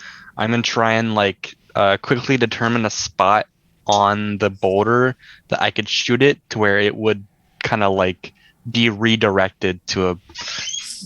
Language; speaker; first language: English; native; English